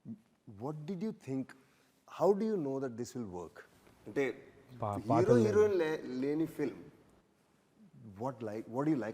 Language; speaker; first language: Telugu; early bilingual, heritage; Telugu